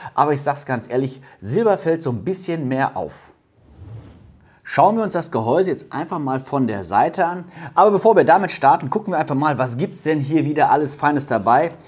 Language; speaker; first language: German; native; German